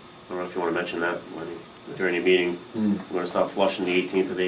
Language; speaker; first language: English; native; English